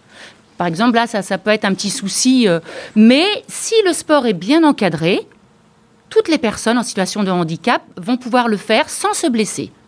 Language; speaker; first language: French; native; French